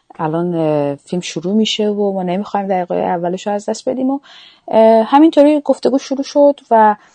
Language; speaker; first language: Persian; native; Persian